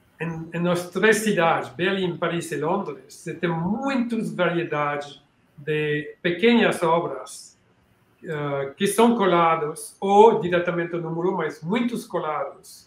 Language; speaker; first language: Portuguese; non-native, learner; French